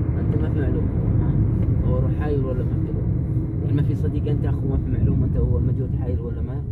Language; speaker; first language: Arabic; non-native, learner; Filipino